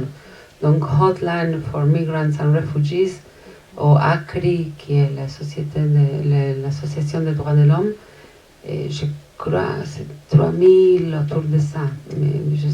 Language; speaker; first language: French; non-native, fluent; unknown